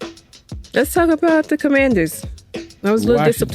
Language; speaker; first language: English; native; English